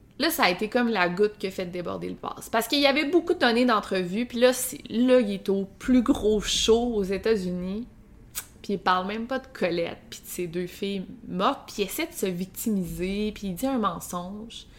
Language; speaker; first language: French; native; French